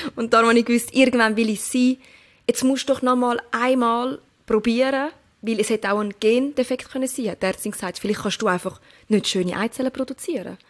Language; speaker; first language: German; early bilingual, other home language; Turkish